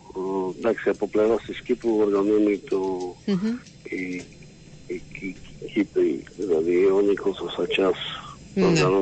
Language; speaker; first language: Greek; non-native, learner; Slovak